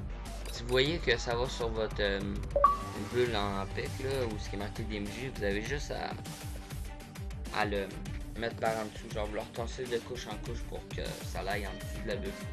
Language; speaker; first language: French; native; French